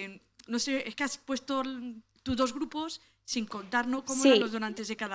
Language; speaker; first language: Spanish; native; Spanish